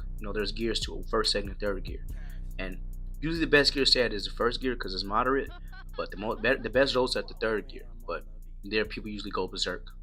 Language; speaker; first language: English; native; English